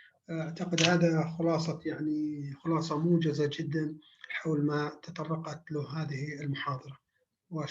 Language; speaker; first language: Arabic; native; Arabic